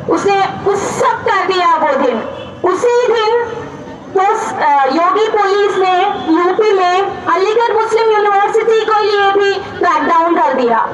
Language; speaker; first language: Hindi; non-native, local second language; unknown